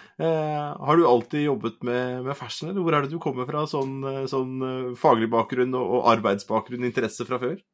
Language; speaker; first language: Norwegian; native; Norwegian